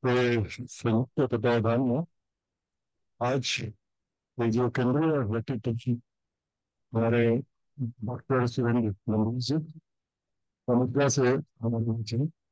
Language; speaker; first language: Hindi; native; Hindi